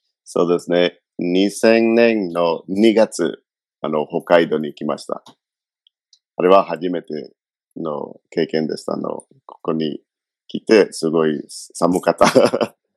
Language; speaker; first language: Japanese; non-native, fluent; Spanish